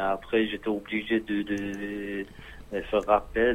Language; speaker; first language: French; non-native, learner; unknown